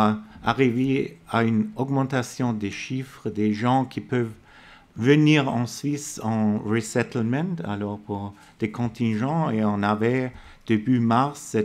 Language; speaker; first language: French; non-native, fluent; German